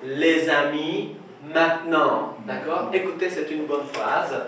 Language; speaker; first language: French; non-native, fluent; Persian